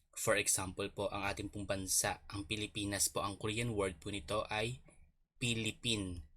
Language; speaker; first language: Filipino; native; Filipino